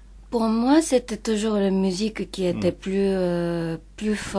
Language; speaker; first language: French; non-native, fluent; Japanese